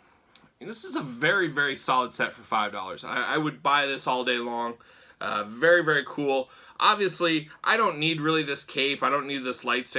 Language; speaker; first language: English; native; English